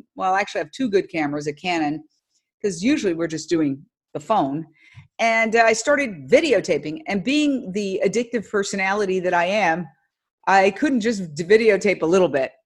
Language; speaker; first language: English; native; English